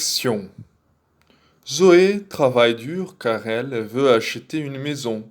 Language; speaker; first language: French; non-native, fluent; Portuguese